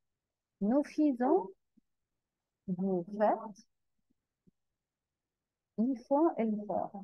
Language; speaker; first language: French; non-native, fluent; Arabic